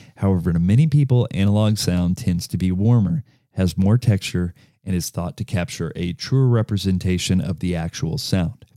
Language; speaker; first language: English; native; English